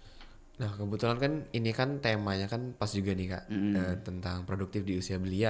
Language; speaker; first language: Indonesian; native; Indonesian